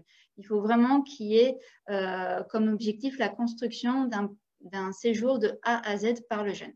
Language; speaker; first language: French; native; French